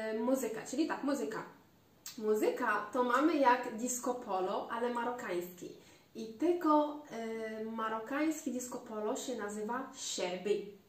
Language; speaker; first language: Polish; non-native, learner; Arabic